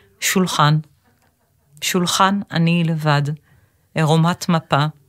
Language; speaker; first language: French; non-native, fluent; Hebrew